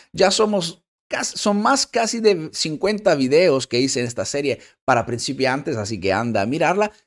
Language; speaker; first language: Spanish; non-native, fluent; Italian